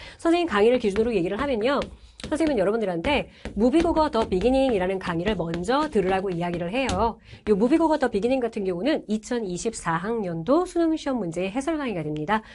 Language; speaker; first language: Korean; native; Korean